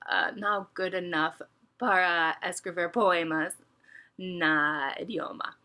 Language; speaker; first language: Portuguese; non-native, learner; English